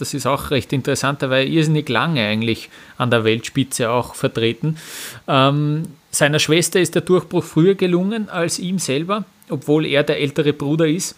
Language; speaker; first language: German; native; German